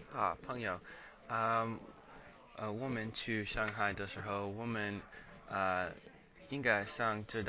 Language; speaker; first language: Chinese; non-native, learner; English